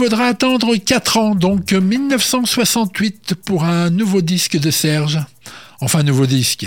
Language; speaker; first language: French; native; French